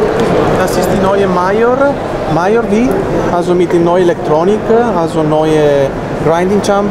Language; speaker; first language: German; non-native, learner; Italian